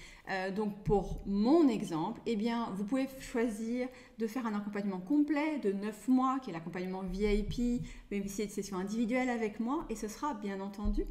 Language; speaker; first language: French; native; French